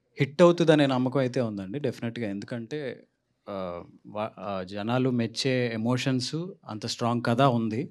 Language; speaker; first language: Telugu; native; Telugu